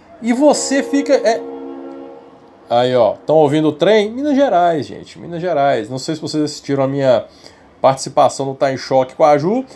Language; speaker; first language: Portuguese; native; Portuguese